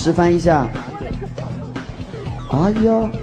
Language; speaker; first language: Chinese; native; Chinese